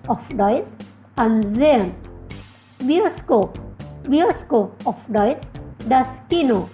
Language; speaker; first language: German; non-native, fluent; Indonesian